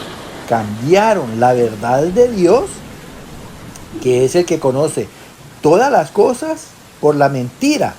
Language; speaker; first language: Spanish; native; Spanish